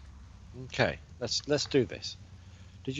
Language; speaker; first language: English; native; English